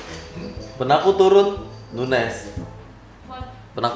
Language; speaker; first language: Indonesian; native; Indonesian